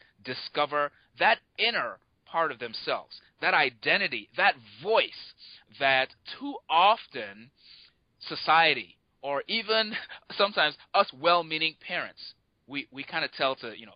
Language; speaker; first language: English; non-native, local second language; Yoruba